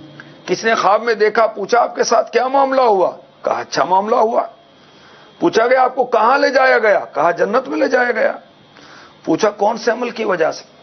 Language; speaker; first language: Urdu; native; Urdu